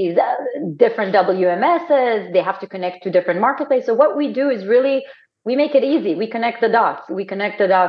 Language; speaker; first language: English; non-native, fluent; Hebrew